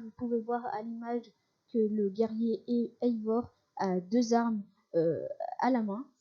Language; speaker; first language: French; native; French